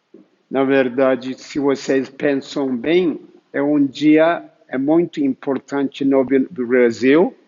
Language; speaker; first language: Portuguese; non-native, fluent; Turkish